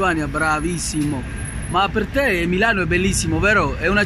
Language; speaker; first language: Italian; non-native, fluent; Spanish